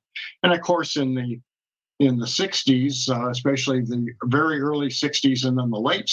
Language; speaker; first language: English; native; English